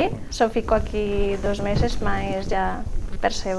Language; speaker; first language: Portuguese; non-native, learner; Spanish